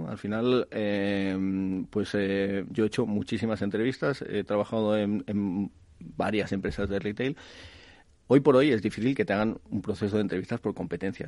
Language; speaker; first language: Spanish; native; Spanish